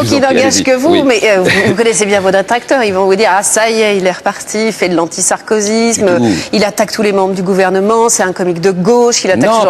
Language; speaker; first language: French; native; French